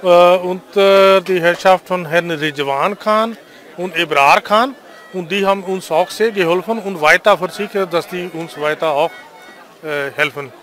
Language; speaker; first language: German; non-native, fluent; Punjabi